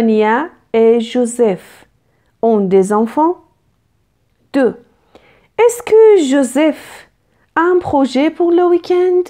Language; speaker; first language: French; non-native, fluent; Persian